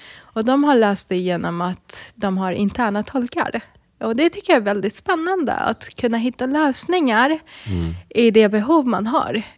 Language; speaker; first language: Swedish; early bilingual, other home language; Arabic